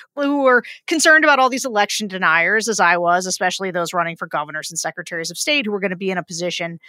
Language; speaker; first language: English; native; English